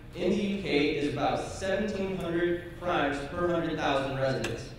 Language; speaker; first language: English; native; English